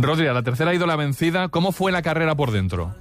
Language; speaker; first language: Spanish; native; Spanish